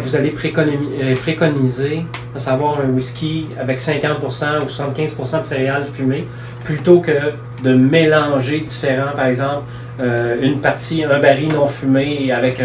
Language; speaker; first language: French; native; French